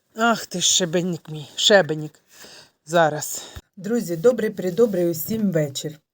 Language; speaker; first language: Ukrainian; non-native, local second language; Russian